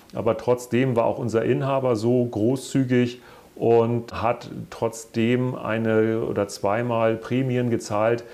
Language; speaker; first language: German; native; German